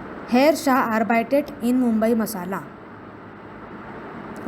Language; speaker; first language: German; non-native, fluent; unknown